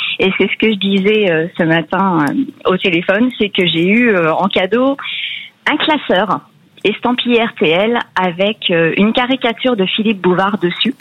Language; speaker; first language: French; native; French